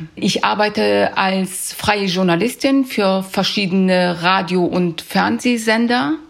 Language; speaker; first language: German; early bilingual, other home language; Persian